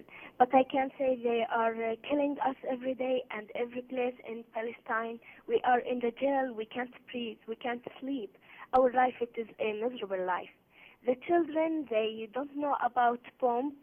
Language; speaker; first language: English; non-native, learner; Arabic